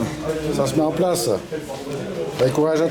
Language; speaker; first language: French; native; French